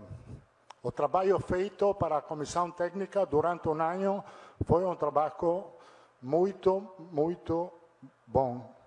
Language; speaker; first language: Portuguese; non-native, fluent; Italian